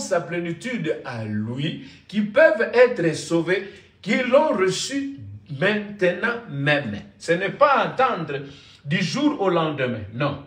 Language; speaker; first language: French; non-native, local second language; Lingala